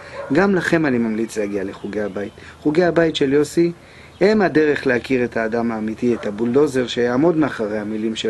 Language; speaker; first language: Hebrew; native; Hebrew